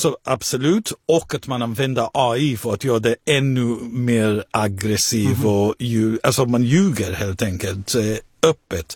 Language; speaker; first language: Swedish; non-native, fluent; Hebrew